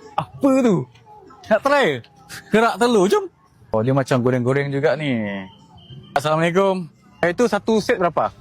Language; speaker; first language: Malay; native; Malay